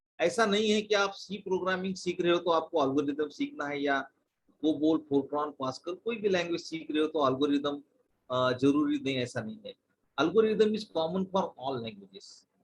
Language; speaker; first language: Hindi; non-native, local second language; Marathi